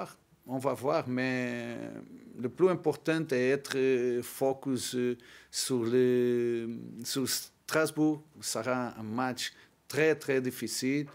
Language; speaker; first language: French; non-native, learner; Portuguese